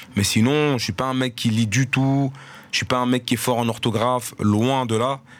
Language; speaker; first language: French; native; French